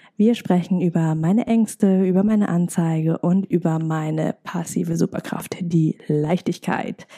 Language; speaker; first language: German; early bilingual, other home language; Vietnamese